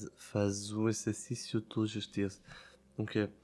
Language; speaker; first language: Portuguese; non-native, learner; Italian